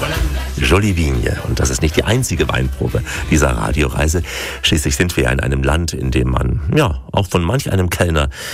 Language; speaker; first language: German; native; German